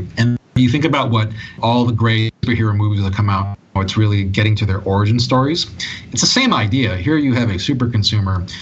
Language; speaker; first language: English; native; English